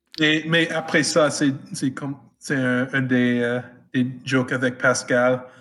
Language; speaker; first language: French; non-native, fluent; English